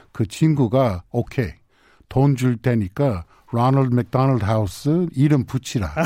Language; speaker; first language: Korean; non-native, fluent; English